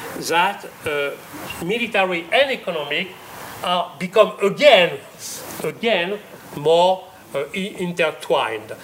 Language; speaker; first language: English; non-native, fluent; French